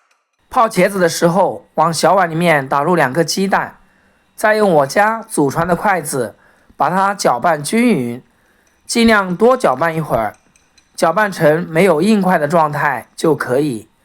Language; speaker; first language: Chinese; native; Chinese